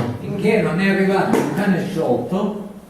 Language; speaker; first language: Italian; native; Italian